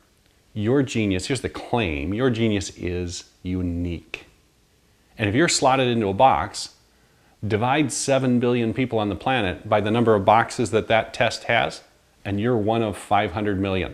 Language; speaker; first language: English; native; English